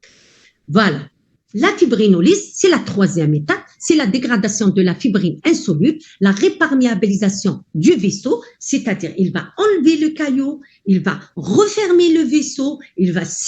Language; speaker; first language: French; non-native, local second language; Arabic